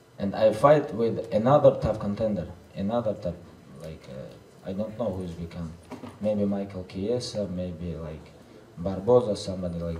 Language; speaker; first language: English; non-native, learner; Russian